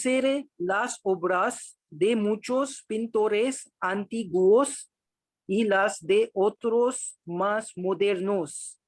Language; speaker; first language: Spanish; non-native, learner; Hindi